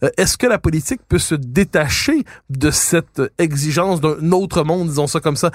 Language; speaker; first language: French; native; French